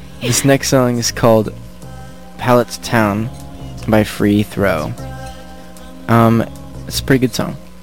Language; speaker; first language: English; native; English